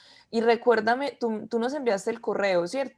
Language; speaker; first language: Spanish; native; Spanish